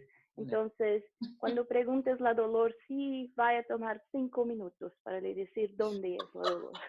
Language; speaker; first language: Spanish; non-native, fluent; Portuguese